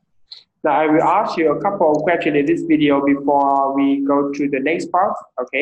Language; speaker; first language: English; non-native, fluent; Vietnamese